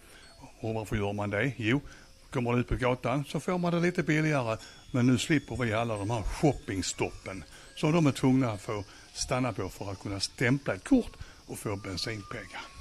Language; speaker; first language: Swedish; native; Swedish